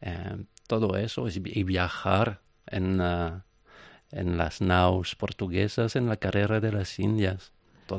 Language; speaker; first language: Spanish; non-native, fluent; French